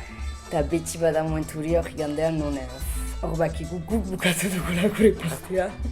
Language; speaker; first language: Basque; native; Basque